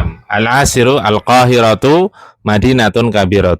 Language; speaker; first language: Arabic; non-native, fluent; Indonesian